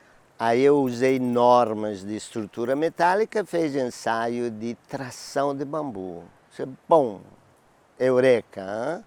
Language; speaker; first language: Portuguese; non-native, learner; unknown